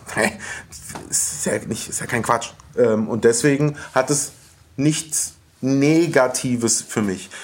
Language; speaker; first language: German; native; German